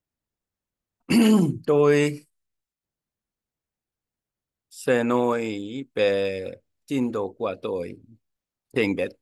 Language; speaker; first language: Vietnamese; non-native, learner; Korean